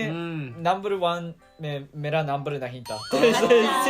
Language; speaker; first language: Hindi; non-native, fluent; Japanese